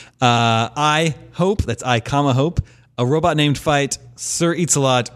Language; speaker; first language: English; native; English